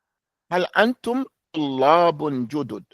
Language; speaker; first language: Arabic; non-native, fluent; English